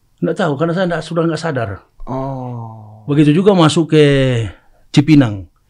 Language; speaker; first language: Indonesian; native; Indonesian